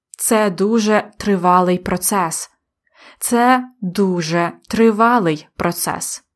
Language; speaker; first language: Ukrainian; native; Ukrainian